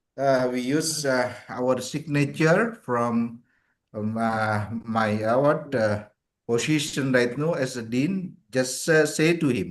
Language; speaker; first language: English; non-native, learner; Indonesian